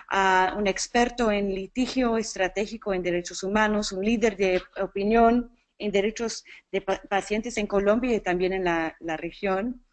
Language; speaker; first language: Spanish; non-native, fluent; English